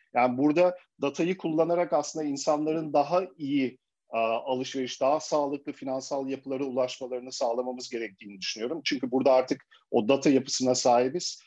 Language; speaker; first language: Turkish; early bilingual, heritage; Turkish